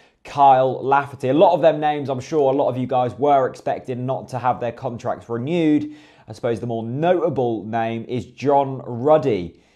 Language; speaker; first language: English; native; English